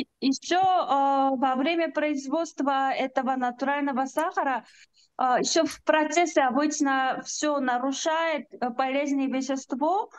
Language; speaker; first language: Russian; non-native, learner; Korean